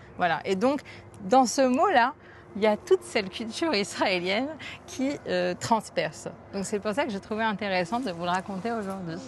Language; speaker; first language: French; native; French